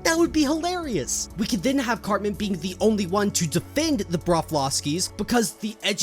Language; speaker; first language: English; native; English